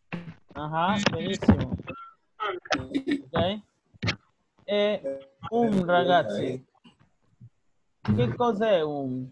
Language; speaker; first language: Italian; non-native, learner; Spanish